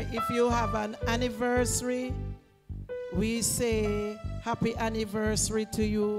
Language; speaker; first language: English; non-native, local second language; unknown